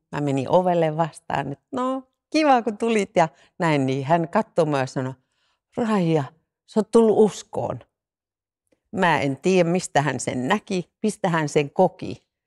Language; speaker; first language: Finnish; native; Finnish